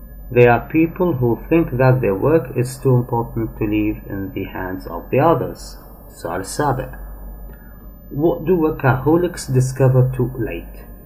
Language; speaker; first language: English; non-native, fluent; Arabic